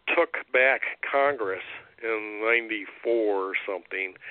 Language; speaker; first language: English; native; English